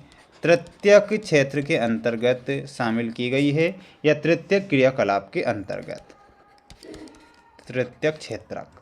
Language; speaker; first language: Hindi; native; Hindi